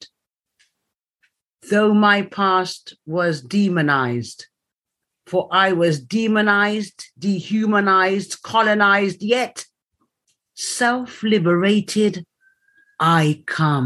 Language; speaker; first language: English; native; English